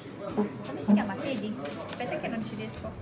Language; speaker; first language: Italian; native; Italian